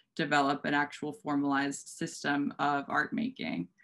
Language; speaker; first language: English; native; English